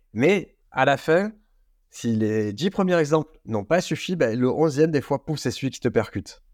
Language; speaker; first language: French; non-native, fluent; Portuguese